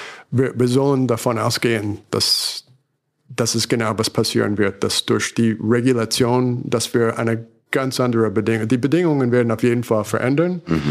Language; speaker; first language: German; non-native, fluent; English